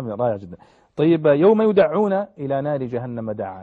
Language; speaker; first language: Arabic; native; Arabic